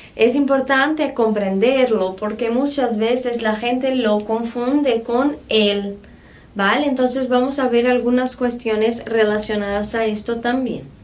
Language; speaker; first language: Spanish; non-native, fluent; Portuguese